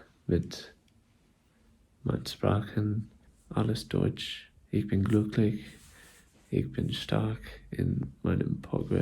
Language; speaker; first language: German; non-native, learner; English